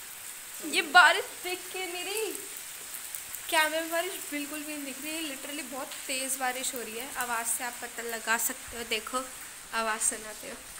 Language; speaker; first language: Hindi; native; Hindi